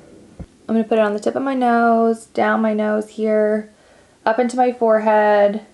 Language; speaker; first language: English; native; English